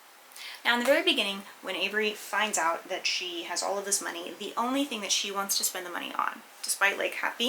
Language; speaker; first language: English; native; English